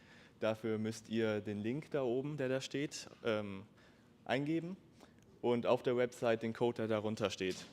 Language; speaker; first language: German; native; German